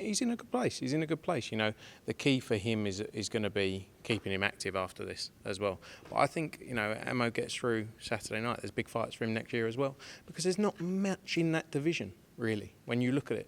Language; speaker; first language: English; native; English